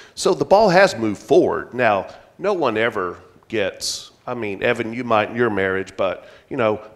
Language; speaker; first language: English; native; English